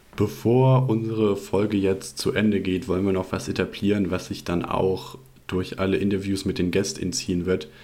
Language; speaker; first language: German; native; German